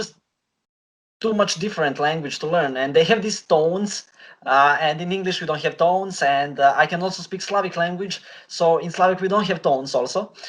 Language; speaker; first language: English; non-native, fluent; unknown